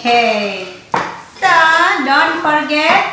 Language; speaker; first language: English; non-native, learner; Indonesian